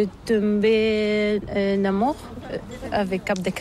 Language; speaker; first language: French; non-native, learner; Bulgarian